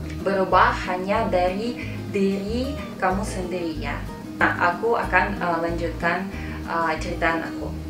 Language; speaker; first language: Indonesian; non-native, fluent; Russian